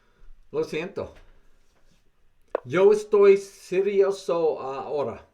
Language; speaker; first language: Spanish; non-native, learner; English